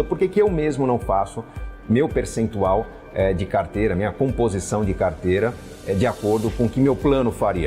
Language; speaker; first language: Portuguese; native; Portuguese